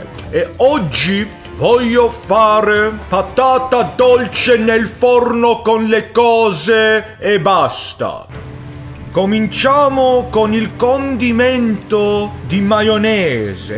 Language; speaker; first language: Italian; non-native, learner; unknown